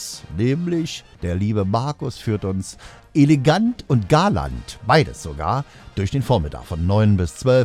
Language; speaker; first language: German; native; German